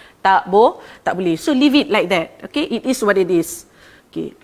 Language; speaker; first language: English; non-native, local second language; Malay